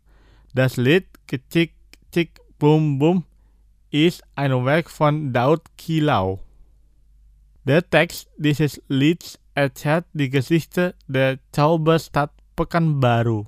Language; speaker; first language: German; non-native, fluent; Indonesian